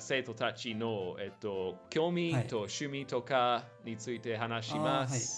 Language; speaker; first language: Japanese; non-native, learner; English